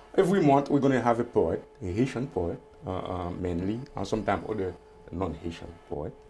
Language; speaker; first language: English; non-native, fluent; Haitian Creole